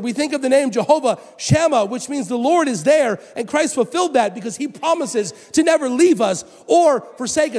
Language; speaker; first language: English; native; English